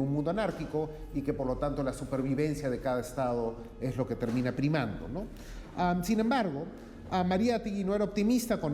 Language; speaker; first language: Spanish; native; Spanish